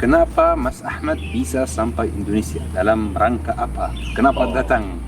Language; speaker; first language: Indonesian; non-native, fluent; Arabic